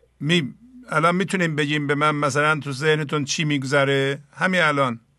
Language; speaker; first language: Persian; native; Persian